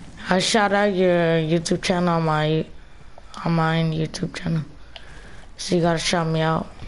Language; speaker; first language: English; early bilingual, other home language; Spanish